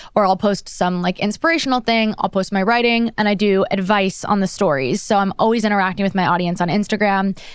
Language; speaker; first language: English; native; English